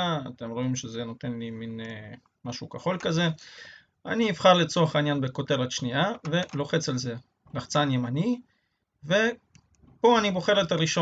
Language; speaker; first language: Hebrew; native; Hebrew